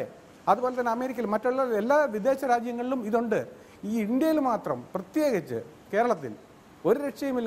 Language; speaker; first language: Malayalam; native; Malayalam